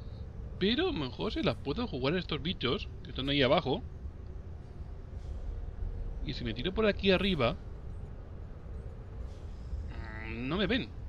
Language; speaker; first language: Spanish; native; Spanish